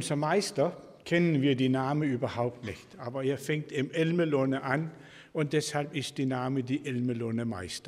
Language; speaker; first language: German; non-native, fluent; Danish